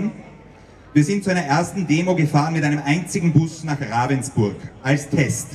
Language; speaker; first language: German; native; German